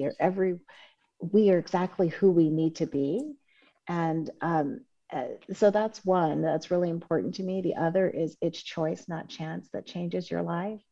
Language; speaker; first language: English; native; English